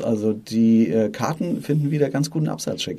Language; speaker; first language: German; native; German